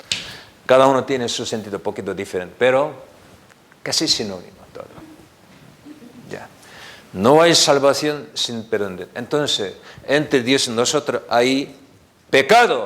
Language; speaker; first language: Spanish; non-native, learner; Korean